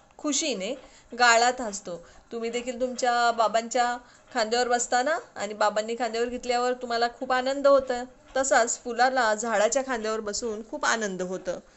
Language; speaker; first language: Marathi; non-native, local second language; Urdu